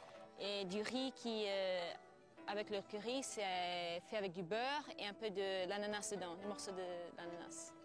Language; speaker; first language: French; non-native, fluent; Vietnamese